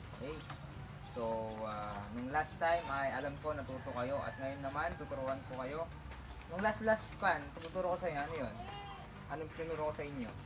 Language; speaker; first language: Filipino; non-native, local second language; Iloko